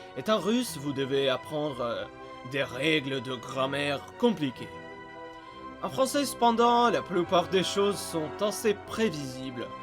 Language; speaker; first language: French; non-native, fluent; Russian